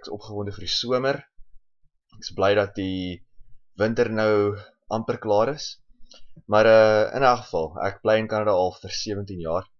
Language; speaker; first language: Afrikaans; early bilingual, heritage; Afrikaans